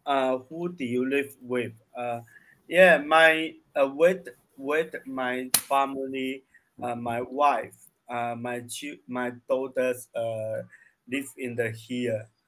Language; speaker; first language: English; non-native, learner; Chinese